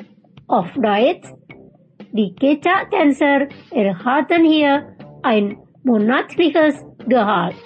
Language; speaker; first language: German; non-native, fluent; Indonesian